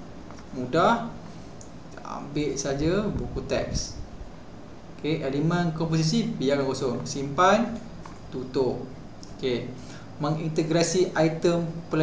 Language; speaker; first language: Malay; native; Malay